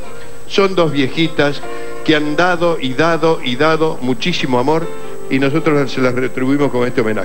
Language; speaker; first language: Spanish; native; Spanish